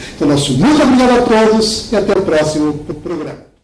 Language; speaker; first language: Portuguese; native; Portuguese